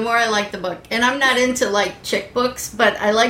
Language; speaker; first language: English; native; English